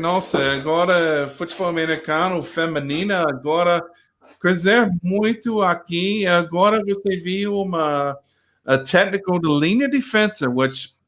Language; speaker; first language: Portuguese; non-native, learner; English